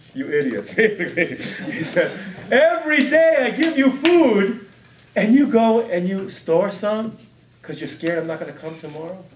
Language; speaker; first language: English; native; English